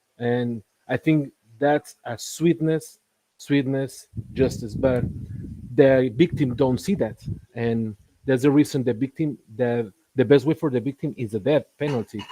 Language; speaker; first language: English; non-native, learner; Spanish